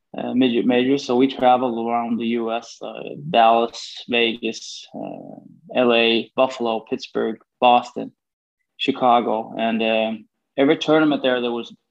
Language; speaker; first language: English; non-native, fluent; Swedish